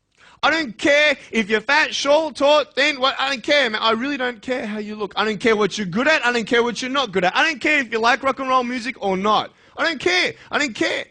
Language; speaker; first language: English; native; English